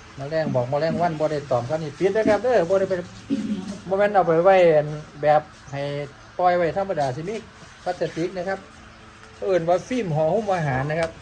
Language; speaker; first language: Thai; non-native, local second language; Northeastern Thai